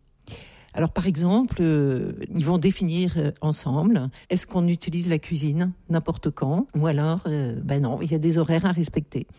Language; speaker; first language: French; native; French